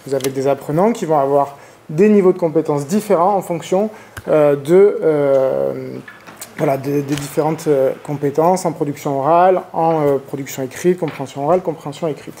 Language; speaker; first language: French; native; French